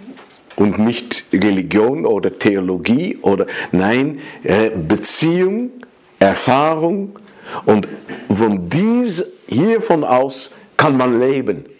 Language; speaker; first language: German; non-native, fluent; Dutch